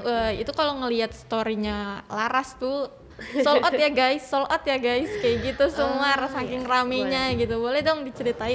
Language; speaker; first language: Indonesian; native; Indonesian